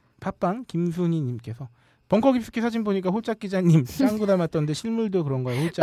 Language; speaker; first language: Korean; native; Korean